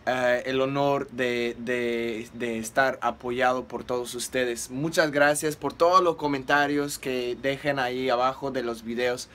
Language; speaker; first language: Spanish; non-native, fluent; English